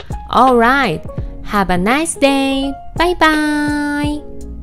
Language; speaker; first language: English; non-native, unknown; Japanese